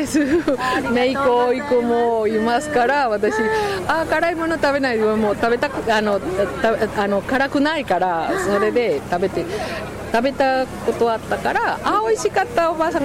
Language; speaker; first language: Japanese; non-native, learner; Spanish